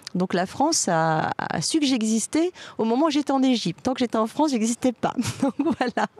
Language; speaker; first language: French; native; French